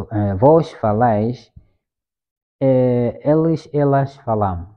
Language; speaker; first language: Portuguese; non-native, fluent; Swahili